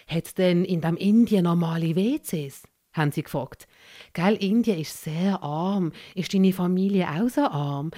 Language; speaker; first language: German; early bilingual, other home language; Malayalam